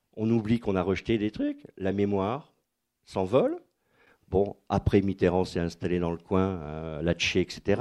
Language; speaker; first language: French; native; French